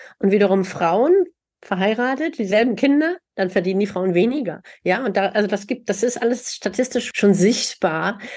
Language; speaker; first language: German; native; German